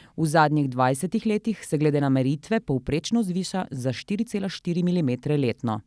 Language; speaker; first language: Slovenian; native; Slovenian